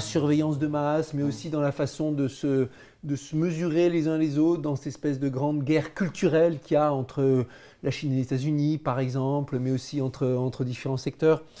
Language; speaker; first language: French; native; French